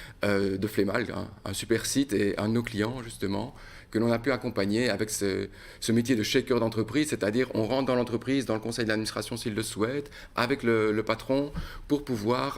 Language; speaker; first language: French; native; French